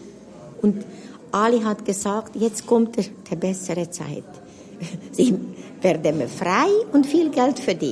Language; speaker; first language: German; non-native, learner; Hungarian